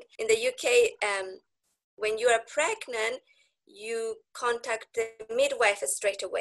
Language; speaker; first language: English; non-native, fluent; Spanish